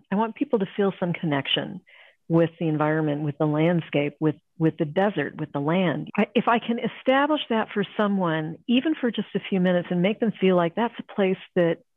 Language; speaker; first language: English; native; English